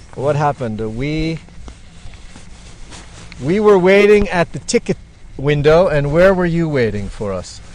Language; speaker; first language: English; native; English